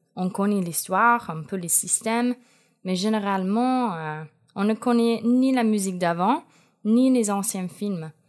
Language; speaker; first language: French; non-native, fluent; English